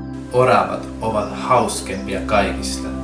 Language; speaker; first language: Finnish; non-native, learner; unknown